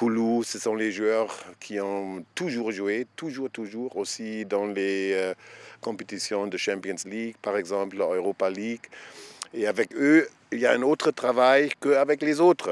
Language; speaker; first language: French; non-native, fluent; German